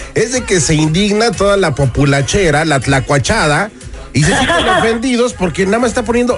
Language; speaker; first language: Spanish; native; Spanish